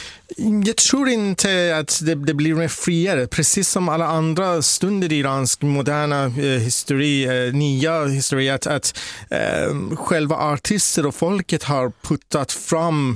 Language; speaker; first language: Swedish; non-native, fluent; Persian